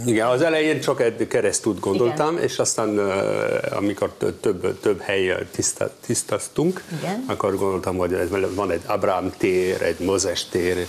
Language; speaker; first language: Hungarian; non-native, learner; French